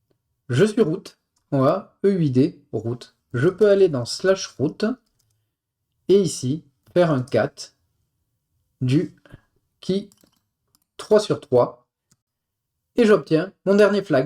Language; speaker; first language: French; native; French